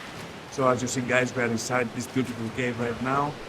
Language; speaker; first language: English; non-native, fluent; Greek